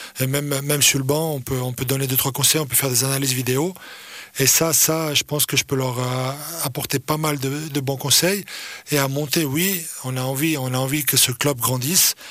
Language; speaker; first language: French; early bilingual, other home language; Croatian